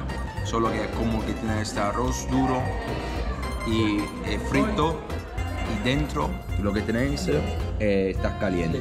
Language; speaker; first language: Spanish; non-native, fluent; Italian